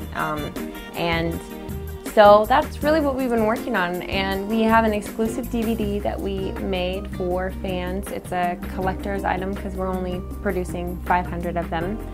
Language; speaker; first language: English; native; English